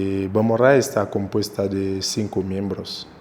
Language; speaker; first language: Spanish; non-native, local second language; Haitian Creole